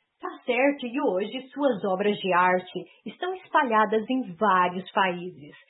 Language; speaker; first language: Portuguese; native; Portuguese